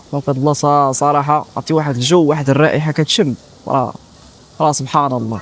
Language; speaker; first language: Arabic; native; Arabic